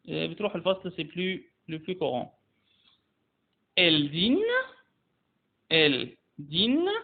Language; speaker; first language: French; non-native, fluent; Arabic